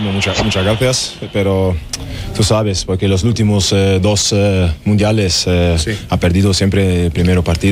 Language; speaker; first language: Spanish; non-native, learner; German